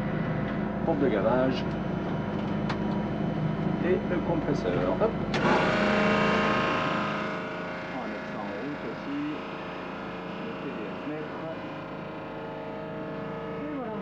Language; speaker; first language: French; native; French